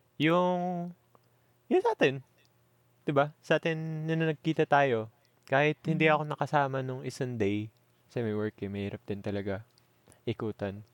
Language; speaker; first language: Filipino; native; Filipino